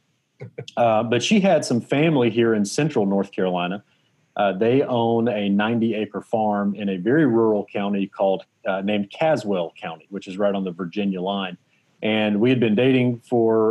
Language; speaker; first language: English; native; English